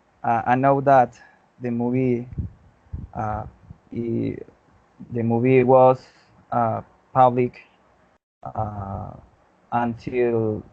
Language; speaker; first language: English; non-native, learner; Spanish